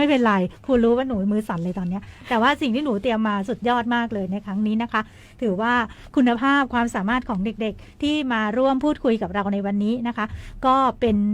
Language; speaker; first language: Thai; native; Thai